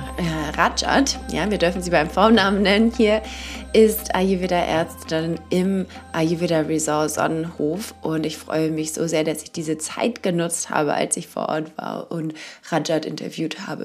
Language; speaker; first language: German; native; German